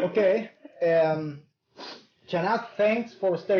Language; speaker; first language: English; non-native, learner; Spanish